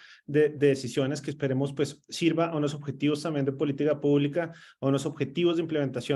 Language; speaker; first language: Spanish; native; Spanish